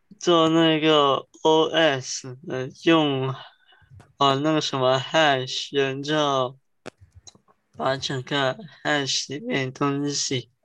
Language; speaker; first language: Chinese; early bilingual, heritage; Chinese